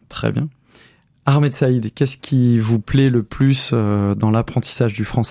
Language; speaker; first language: French; native; French